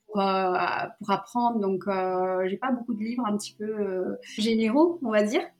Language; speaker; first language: French; early bilingual, other home language; Sinhala